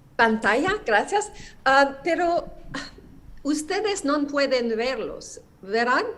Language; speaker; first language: Spanish; non-native, learner; French